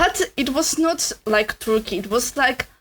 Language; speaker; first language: English; non-native, learner; Polish